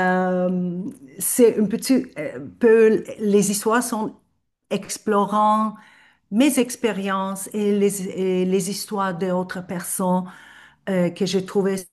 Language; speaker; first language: French; non-native, fluent; Turkish